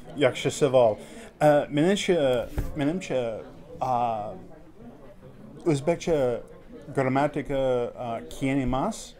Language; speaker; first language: Uzbek; non-native, learner; English